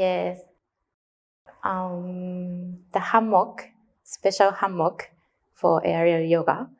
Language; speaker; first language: English; non-native, learner; Japanese